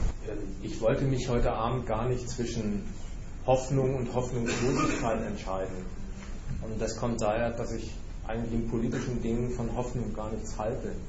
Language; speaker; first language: German; native; German